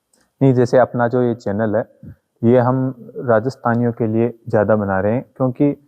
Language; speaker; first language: Hindi; native; Hindi